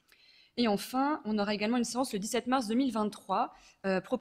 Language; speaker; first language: French; native; French